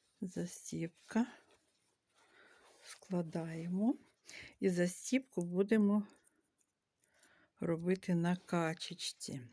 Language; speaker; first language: Ukrainian; native; Ukrainian